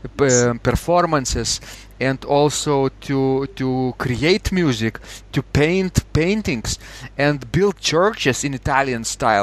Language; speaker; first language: English; non-native, fluent; Lithuanian